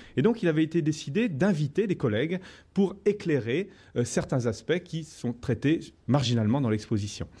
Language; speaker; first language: French; native; French